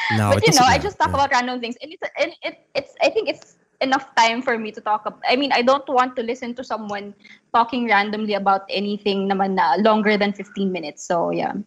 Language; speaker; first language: English; non-native, local second language; Filipino